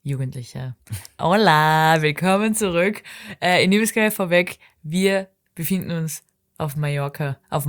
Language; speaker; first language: German; native; German